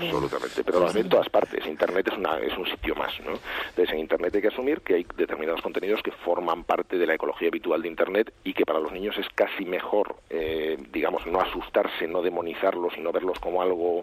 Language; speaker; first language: Spanish; native; Spanish